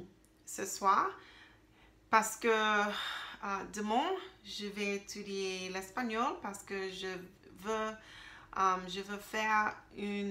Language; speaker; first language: French; non-native, learner; English